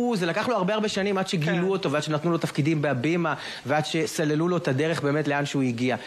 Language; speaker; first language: Hebrew; native; Hebrew